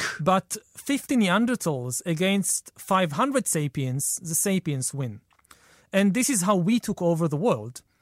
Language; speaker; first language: English; non-native, fluent; Hebrew